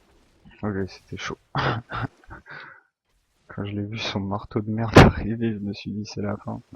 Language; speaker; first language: French; native; French